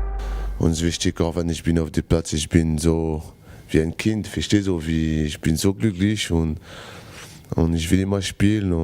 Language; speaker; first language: German; non-native, fluent; French